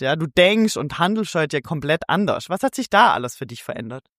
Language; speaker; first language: German; native; German